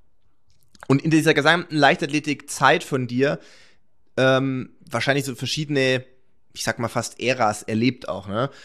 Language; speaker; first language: German; native; German